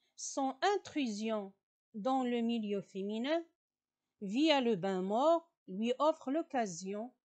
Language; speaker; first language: French; non-native, local second language; Arabic